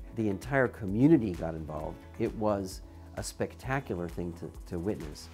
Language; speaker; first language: English; native; English